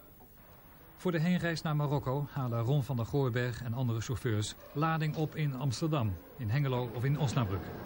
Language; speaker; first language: Dutch; native; Dutch